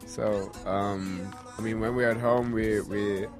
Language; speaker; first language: English; non-native, fluent; German